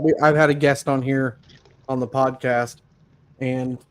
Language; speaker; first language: English; native; English